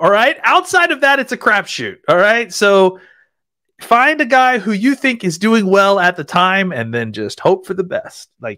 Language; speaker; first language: English; native; English